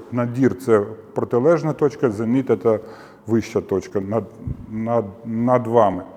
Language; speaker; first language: Ukrainian; native; Ukrainian